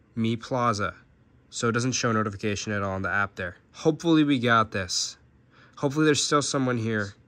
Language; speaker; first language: English; native; English